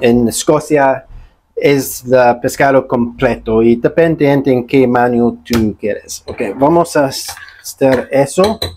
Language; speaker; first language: Spanish; non-native, learner; English